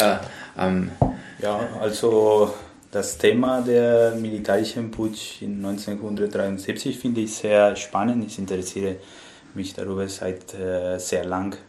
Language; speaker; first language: German; non-native, fluent; Spanish